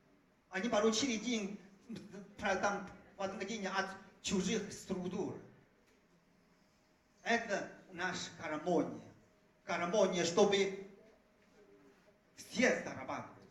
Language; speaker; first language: Russian; non-native, fluent; Chinese